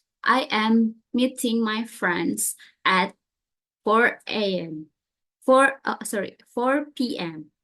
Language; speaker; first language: English; non-native, learner; Indonesian